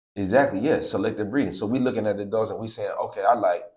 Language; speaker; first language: English; native; English